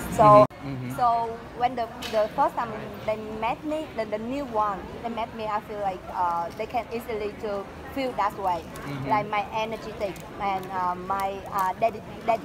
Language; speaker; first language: English; non-native, learner; Vietnamese